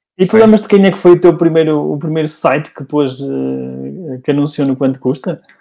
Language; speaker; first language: Portuguese; native; Portuguese